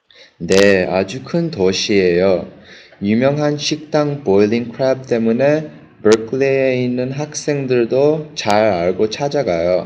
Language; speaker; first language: Korean; non-native, learner; English